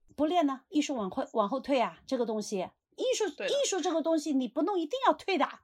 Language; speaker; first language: Chinese; native; Chinese